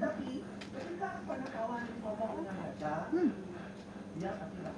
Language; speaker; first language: Indonesian; non-native, local second language; Balinese